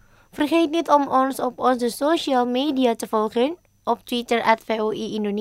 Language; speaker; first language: Dutch; non-native, fluent; Indonesian